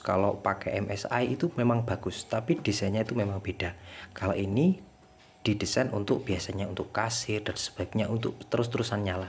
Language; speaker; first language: Indonesian; native; Indonesian